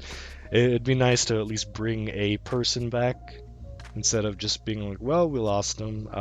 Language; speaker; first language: English; native; English